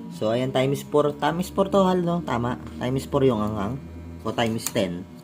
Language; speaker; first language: Filipino; non-native, local second language; Iloko